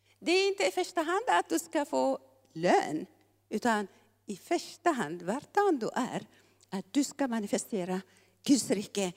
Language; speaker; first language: Swedish; non-native, fluent; Tigrinya